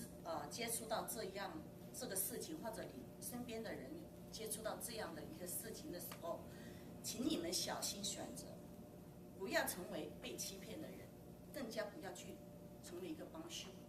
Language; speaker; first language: Chinese; native; Chinese